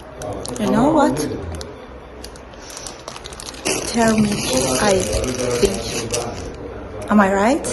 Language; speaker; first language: English; non-native, local second language; Persian